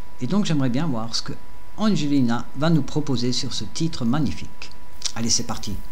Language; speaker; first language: French; native; French